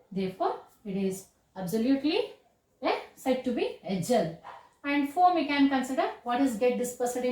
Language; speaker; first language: English; non-native, local second language; Kannada